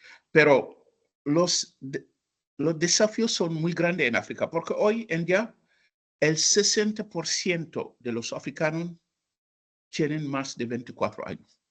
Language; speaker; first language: Spanish; non-native, fluent; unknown